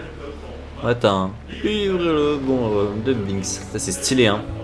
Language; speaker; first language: French; native; French